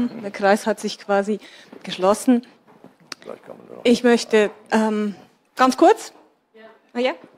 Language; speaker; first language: German; native; German